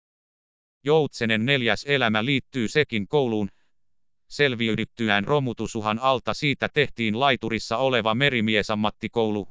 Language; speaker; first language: Finnish; native; Finnish